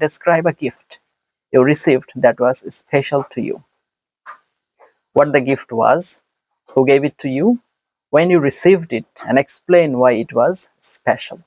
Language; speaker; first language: English; non-native, local second language; Bangla